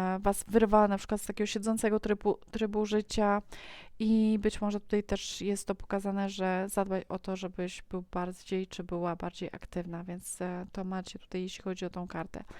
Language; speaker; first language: Polish; native; Polish